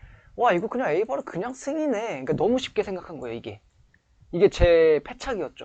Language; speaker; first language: Korean; native; Korean